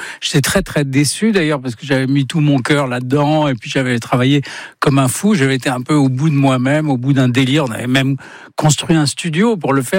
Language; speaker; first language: French; native; French